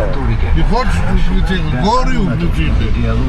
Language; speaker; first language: Russian; non-native, learner; Georgian